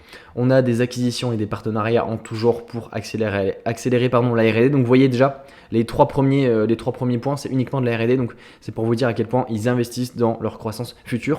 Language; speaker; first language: French; native; French